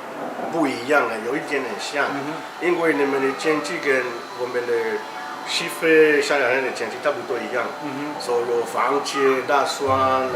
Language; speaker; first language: Chinese; non-native, learner; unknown